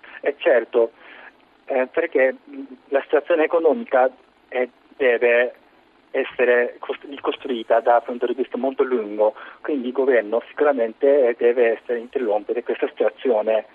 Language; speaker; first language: Italian; non-native, learner; Japanese